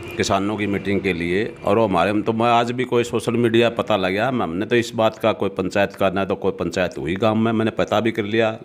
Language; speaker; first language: Hindi; native; Hindi